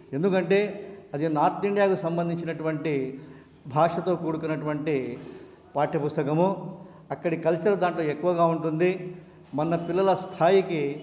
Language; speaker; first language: Telugu; non-native, local second language; Urdu